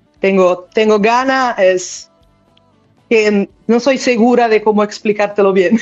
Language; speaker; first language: Spanish; non-native, learner; Italian